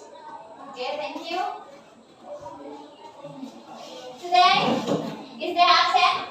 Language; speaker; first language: English; non-native, learner; Indonesian